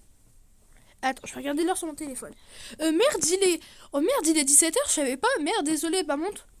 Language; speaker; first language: French; native; French